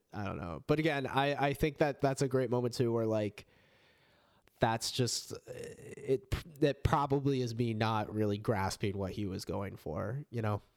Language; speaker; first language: English; native; English